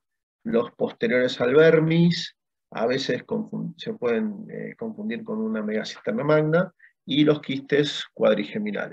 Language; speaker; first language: Spanish; native; Spanish